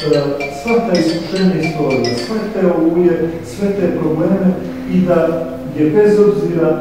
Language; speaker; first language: Croatian; native; Croatian